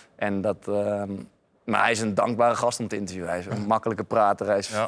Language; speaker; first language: Dutch; native; Dutch